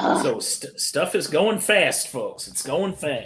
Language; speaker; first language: English; native; English